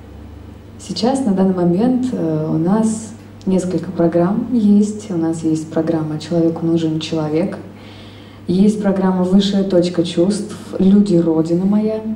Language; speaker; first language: Russian; native; Russian